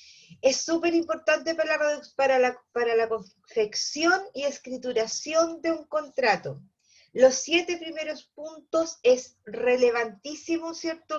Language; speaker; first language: Spanish; native; Spanish